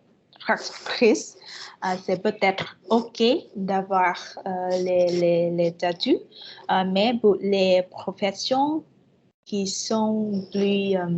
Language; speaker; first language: French; non-native, fluent; Vietnamese